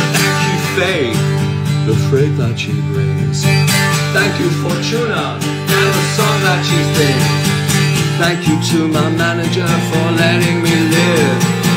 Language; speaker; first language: English; native; English